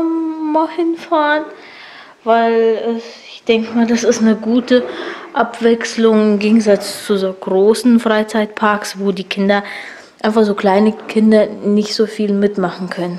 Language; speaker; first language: German; native; German